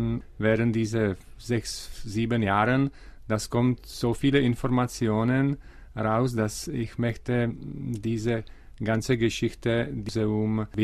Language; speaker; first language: German; non-native, learner; Czech